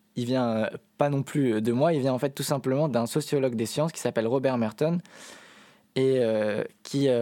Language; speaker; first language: French; native; French